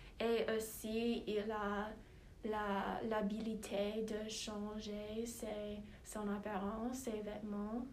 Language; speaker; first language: French; non-native, learner; English